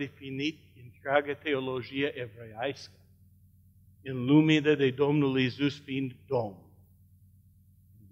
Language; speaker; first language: Romanian; non-native, learner; English